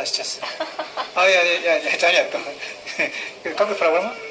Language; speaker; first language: Russian; non-native, learner; Korean